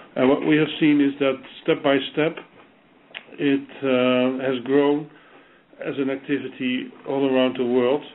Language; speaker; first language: English; non-native, fluent; Dutch